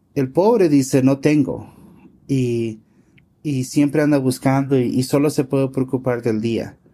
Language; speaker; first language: Spanish; early bilingual, heritage; Spanish